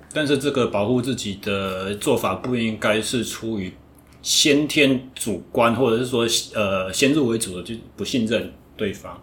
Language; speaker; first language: Chinese; native; Chinese